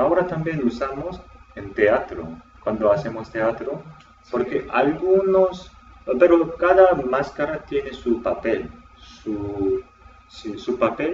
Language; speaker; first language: Spanish; non-native, fluent; Korean